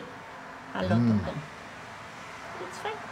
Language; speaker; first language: English; non-native, learner; Spanish